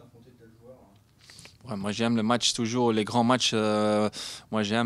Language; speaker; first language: French; non-native, learner; Dutch